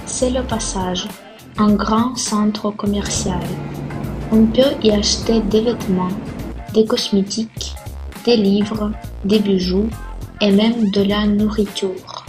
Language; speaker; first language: French; non-native, fluent; Russian